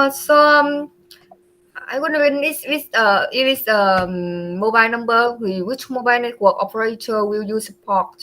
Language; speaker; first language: English; non-native, learner; Vietnamese